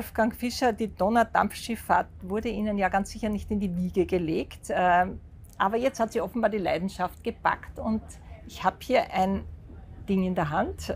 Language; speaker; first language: German; native; German